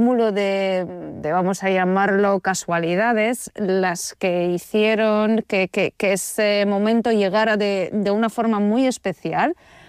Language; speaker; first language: Spanish; non-native, fluent; Polish